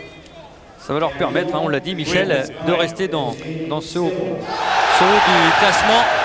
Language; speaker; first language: French; native; French